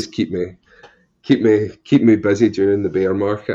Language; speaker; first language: English; native; English